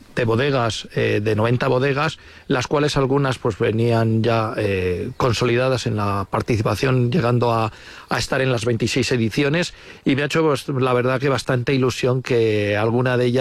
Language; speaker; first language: Spanish; native; Spanish